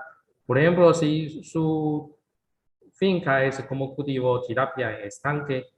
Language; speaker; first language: Spanish; non-native, learner; Chinese